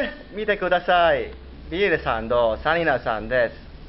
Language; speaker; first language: Japanese; non-native, learner; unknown